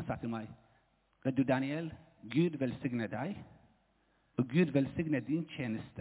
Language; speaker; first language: Norwegian; non-native, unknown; Arabic